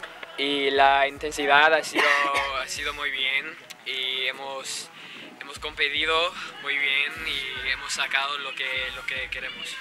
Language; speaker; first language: Spanish; non-native, learner; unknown